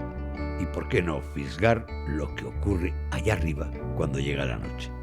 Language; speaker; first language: Spanish; native; Spanish